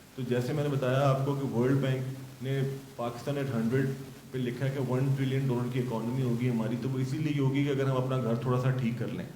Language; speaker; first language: Urdu; native; Urdu